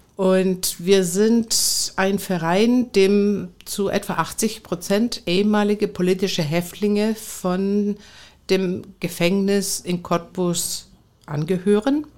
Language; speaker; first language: German; non-native, fluent; Greek